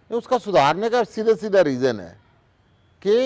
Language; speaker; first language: Hindi; native; Hindi